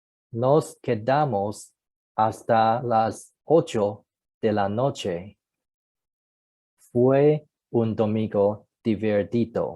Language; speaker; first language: Spanish; non-native, learner; Chinese